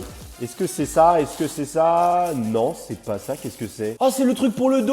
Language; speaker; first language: French; native; French